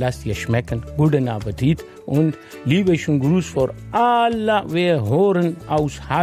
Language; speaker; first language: German; non-native, learner; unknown